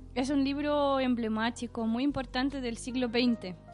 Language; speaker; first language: Spanish; non-native, fluent; Russian